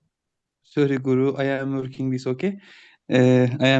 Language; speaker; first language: English; non-native, learner; Turkish